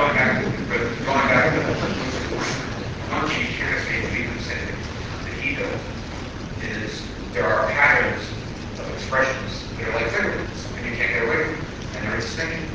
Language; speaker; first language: English; native; English